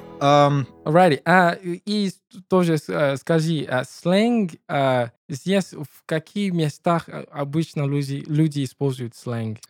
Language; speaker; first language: Russian; non-native, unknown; English